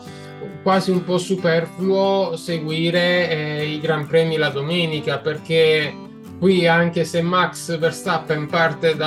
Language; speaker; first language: Italian; native; Italian